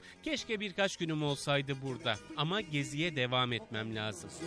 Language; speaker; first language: Turkish; native; Turkish